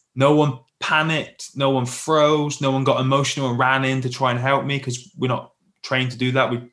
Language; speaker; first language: English; native; English